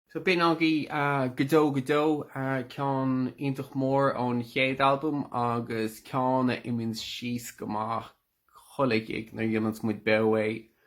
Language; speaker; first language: Irish; native; Irish